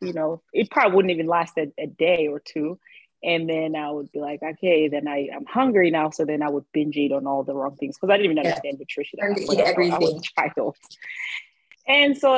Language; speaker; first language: English; non-native, local second language; Swati